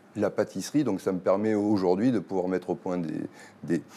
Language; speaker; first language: French; native; French